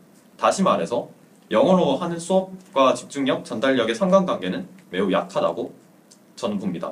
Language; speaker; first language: Korean; native; Korean